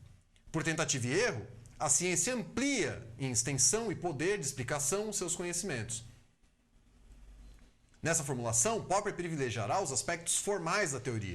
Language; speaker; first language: Portuguese; native; Portuguese